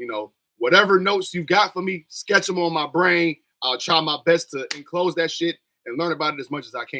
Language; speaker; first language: English; native; English